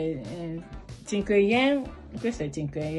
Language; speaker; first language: Italian; non-native, learner; Japanese